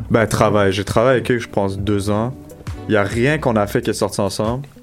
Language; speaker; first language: French; non-native, local second language; Arabic